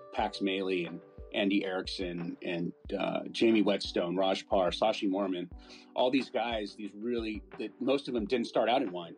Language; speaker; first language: English; native; English